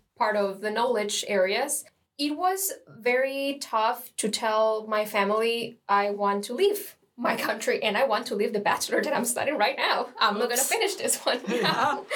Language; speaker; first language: English; non-native, fluent; Spanish